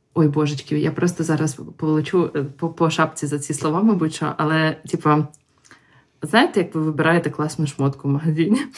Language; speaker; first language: Ukrainian; non-native, local second language; Russian